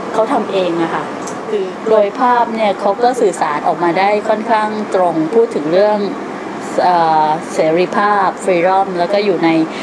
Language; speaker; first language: Thai; native; Thai